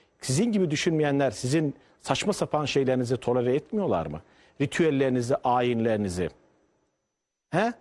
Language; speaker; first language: Turkish; native; Turkish